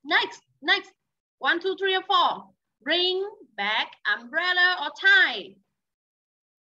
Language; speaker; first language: English; non-native, learner; Vietnamese